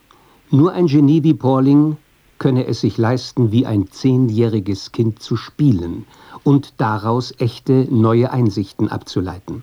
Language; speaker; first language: German; native; German